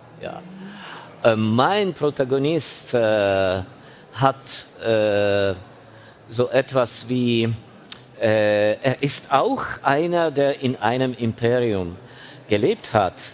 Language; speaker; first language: German; non-native, fluent; Ukrainian